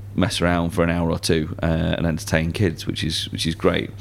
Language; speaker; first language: English; native; English